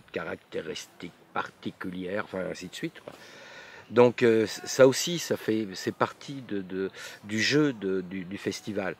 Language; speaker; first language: French; native; French